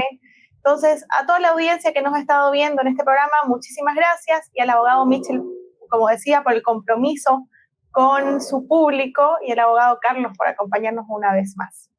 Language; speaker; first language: Spanish; native; Spanish